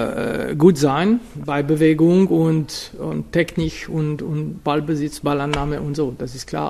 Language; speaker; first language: German; non-native, fluent; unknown